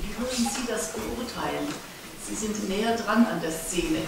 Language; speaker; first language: German; native; German